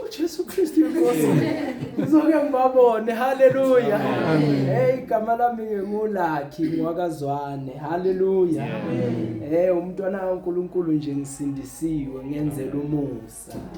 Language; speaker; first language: Zulu; native; Zulu